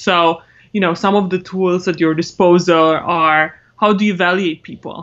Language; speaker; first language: English; non-native, fluent; Romanian